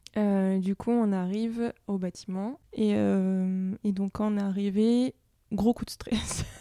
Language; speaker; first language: French; native; French